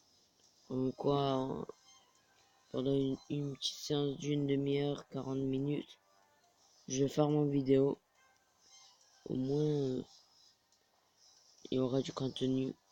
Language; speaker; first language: French; native; French